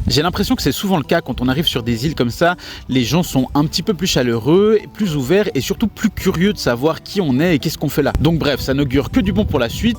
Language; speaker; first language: French; native; French